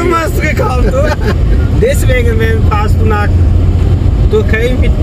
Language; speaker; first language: German; non-native, learner; Punjabi